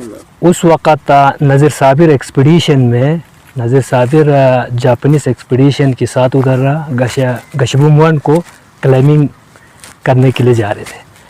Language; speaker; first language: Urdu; non-native, local second language; Balti